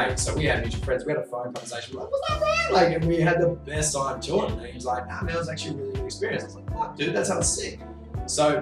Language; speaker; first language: English; native; English